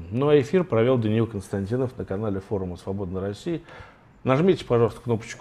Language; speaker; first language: Russian; native; Russian